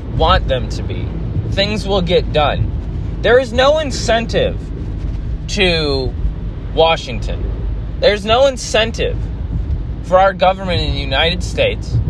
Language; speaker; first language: English; native; English